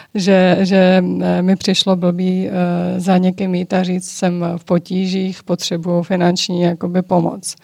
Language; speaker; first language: Czech; early bilingual, other home language; Georgian